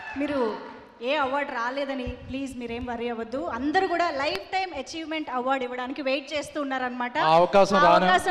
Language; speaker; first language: Telugu; native; Telugu